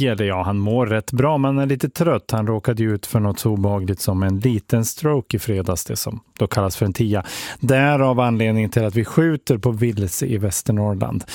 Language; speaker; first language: Swedish; native; Swedish